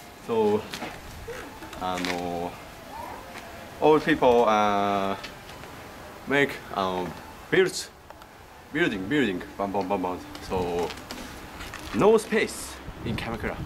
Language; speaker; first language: English; non-native, learner; Japanese